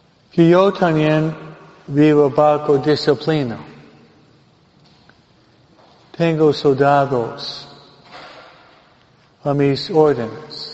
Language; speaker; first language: Spanish; non-native, fluent; English